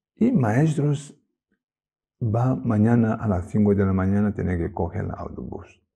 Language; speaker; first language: Spanish; non-native, learner; Tibetan